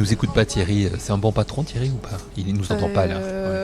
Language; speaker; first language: French; native; French